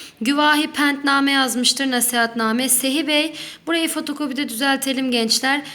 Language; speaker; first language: Turkish; native; Turkish